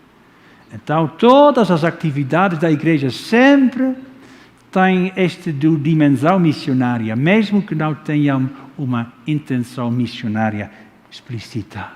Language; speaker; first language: Portuguese; non-native, fluent; Dutch